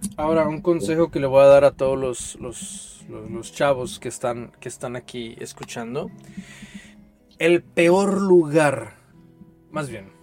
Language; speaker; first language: Spanish; native; Spanish